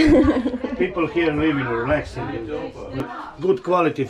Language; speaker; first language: English; non-native, learner; Croatian